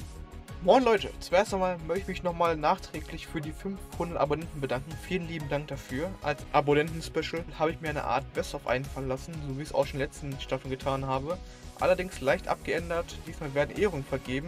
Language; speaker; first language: German; native; German